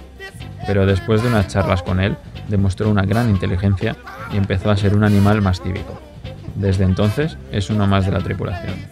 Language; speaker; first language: Spanish; native; Spanish